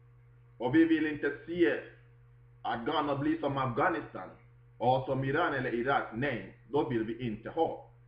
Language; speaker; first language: Swedish; non-native, fluent; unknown